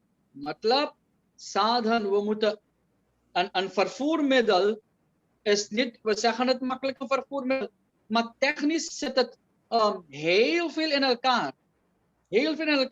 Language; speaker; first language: Dutch; non-native, local second language; Caribbean Hindustani